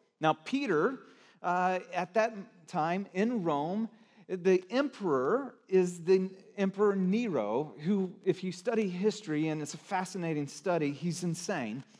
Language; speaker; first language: English; native; English